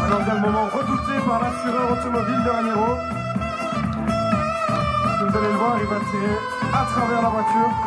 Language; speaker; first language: French; native; French